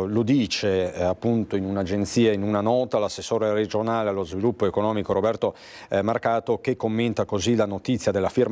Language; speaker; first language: Italian; native; Italian